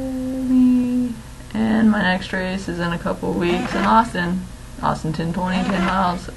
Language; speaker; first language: English; native; English